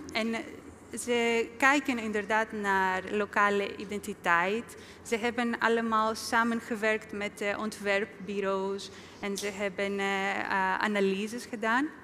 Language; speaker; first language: Dutch; non-native, fluent; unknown